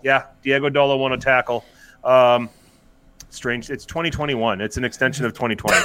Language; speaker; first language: English; native; English